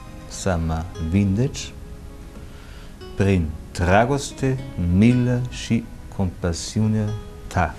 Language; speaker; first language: Romanian; non-native, fluent; German